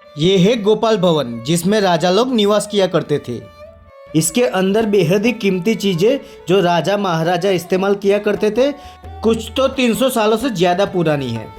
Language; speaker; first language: Hindi; non-native, local second language; Gujarati